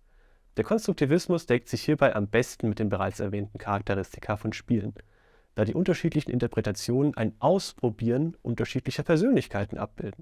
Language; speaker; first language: German; native; German